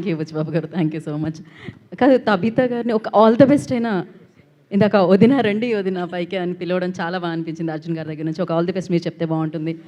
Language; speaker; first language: Telugu; native; Telugu